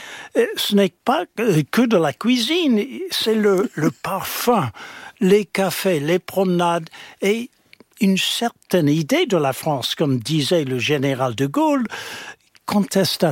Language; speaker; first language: French; non-native, fluent; English